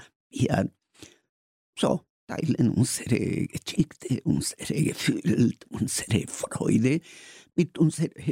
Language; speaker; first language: German; non-native, learner; Spanish